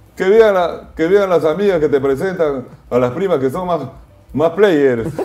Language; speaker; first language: Spanish; native; Spanish